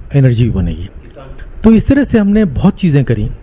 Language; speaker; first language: Hindi; native; Hindi